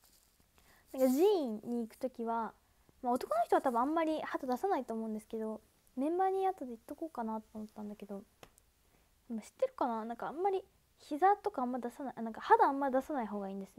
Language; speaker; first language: Japanese; native; Japanese